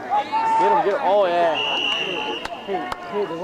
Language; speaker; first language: English; native; English